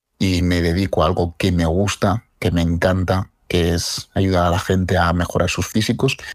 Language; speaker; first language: Spanish; native; Spanish